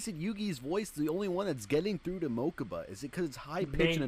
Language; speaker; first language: English; native; English